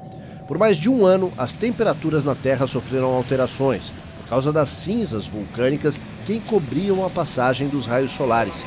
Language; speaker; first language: Portuguese; native; Portuguese